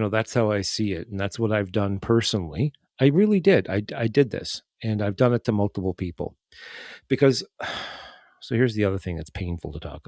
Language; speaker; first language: English; native; English